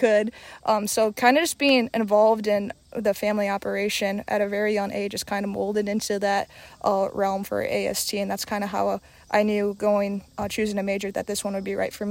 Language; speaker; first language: English; native; English